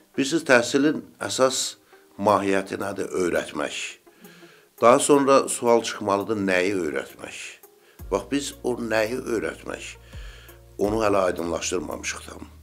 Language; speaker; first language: Azerbaijani; native; Azerbaijani